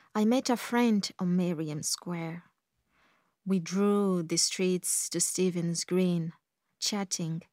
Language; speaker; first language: English; early bilingual, other home language; Kongo